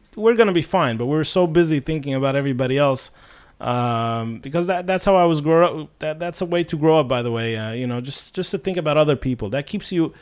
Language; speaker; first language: English; non-native, fluent; Russian